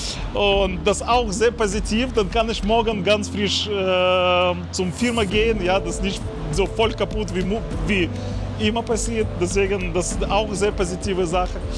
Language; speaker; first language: German; non-native, learner; Russian